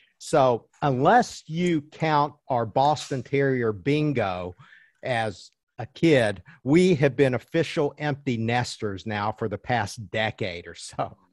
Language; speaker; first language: English; early bilingual, other home language; Chinese